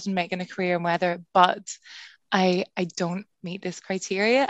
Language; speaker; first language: English; native; English